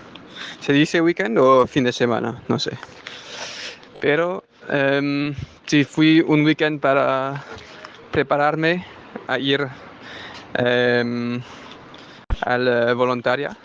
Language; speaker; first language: Spanish; non-native, learner; French